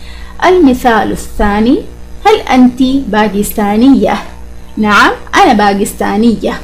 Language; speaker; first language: Arabic; non-native, fluent; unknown